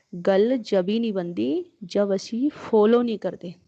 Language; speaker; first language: Hindi; non-native, local second language; Punjabi